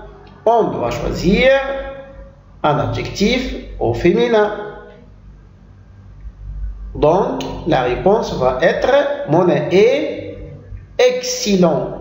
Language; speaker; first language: French; non-native, local second language; Arabic